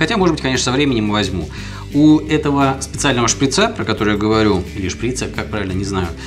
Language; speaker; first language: Russian; native; Russian